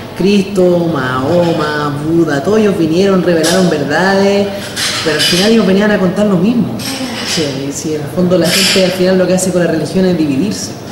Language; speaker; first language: Spanish; native; Spanish